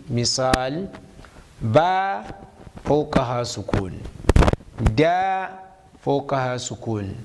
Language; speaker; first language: Arabic; non-native, fluent; Hausa